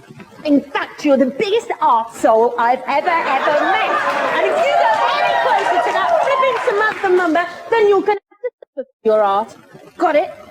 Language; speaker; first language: English; native; English